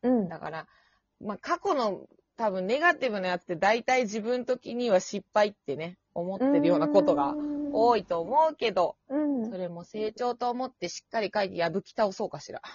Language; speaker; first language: Japanese; native; Japanese